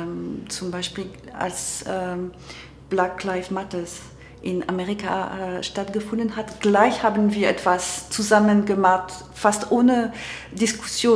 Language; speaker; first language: German; non-native, fluent; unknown